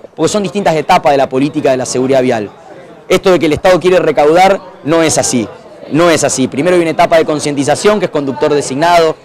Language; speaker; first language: Spanish; native; Spanish